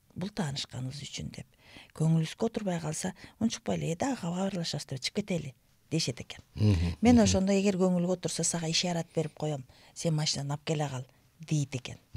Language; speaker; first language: Kyrgyz; native; Kyrgyz